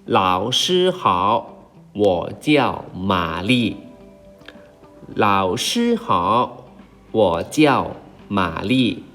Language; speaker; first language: Chinese; non-native, fluent; Thai